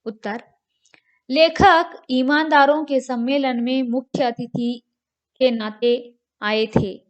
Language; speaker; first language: Hindi; non-native, local second language; Kannada